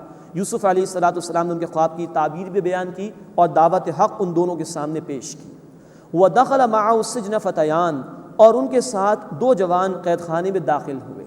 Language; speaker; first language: Urdu; native; Urdu